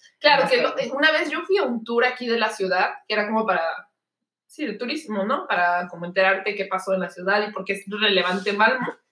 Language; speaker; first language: Spanish; native; Spanish